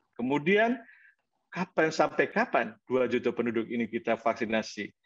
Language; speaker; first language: Indonesian; native; Indonesian